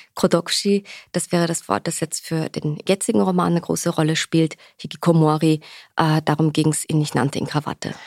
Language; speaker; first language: German; native; German